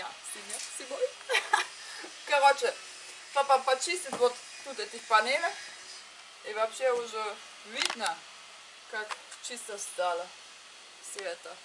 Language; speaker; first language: Russian; non-native, learner; German